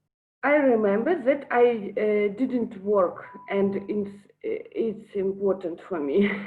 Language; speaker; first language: English; non-native, learner; Russian